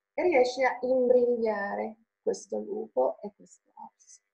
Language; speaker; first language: Italian; non-native, fluent; Finnish